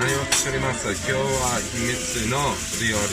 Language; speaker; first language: Japanese; non-native, learner; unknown